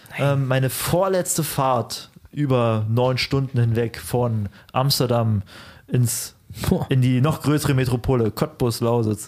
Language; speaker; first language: German; early bilingual, other home language; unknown